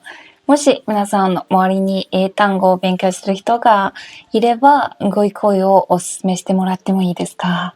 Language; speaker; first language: Japanese; non-native, fluent; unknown